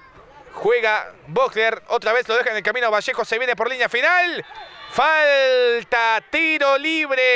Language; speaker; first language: Spanish; native; Spanish